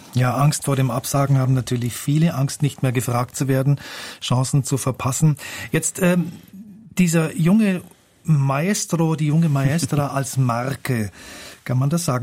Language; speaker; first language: German; native; German